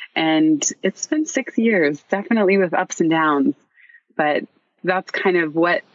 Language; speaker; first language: English; native; English